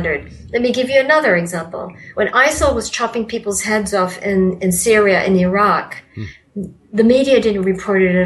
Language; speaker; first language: English; non-native, local second language; Malay